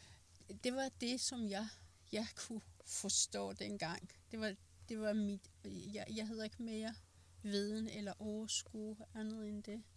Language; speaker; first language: Danish; non-native, fluent; Persian